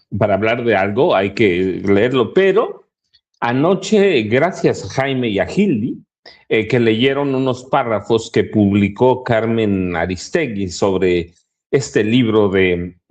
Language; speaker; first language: Spanish; native; Spanish